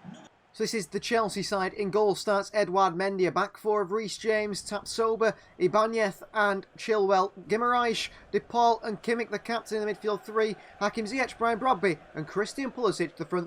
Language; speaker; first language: English; native; English